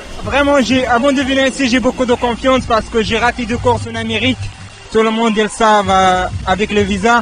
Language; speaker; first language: French; non-native, fluent; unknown